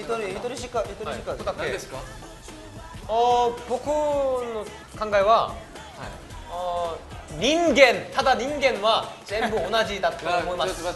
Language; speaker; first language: Japanese; non-native, learner; Korean